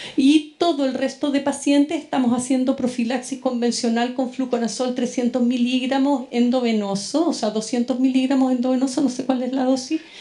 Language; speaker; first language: Spanish; native; Spanish